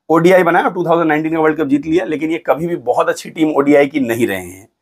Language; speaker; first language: Hindi; native; Hindi